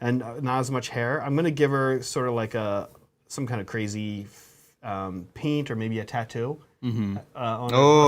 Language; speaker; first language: English; native; English